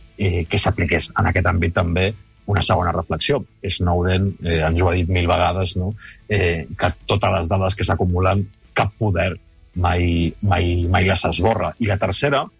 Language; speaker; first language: Catalan; non-native, local second language; Spanish